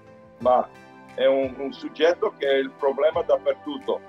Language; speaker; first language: Italian; early bilingual, heritage; Italian